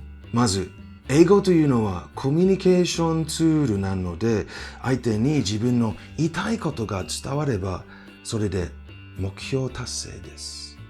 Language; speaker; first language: Japanese; non-native, fluent; English